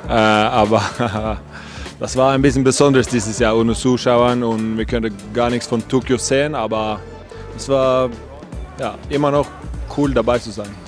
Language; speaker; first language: German; non-native, learner; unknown